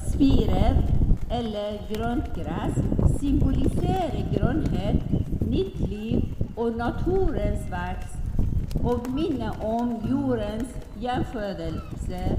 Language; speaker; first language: Norwegian; non-native, fluent; Persian